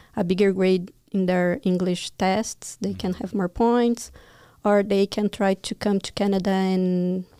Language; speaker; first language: English; non-native, fluent; Portuguese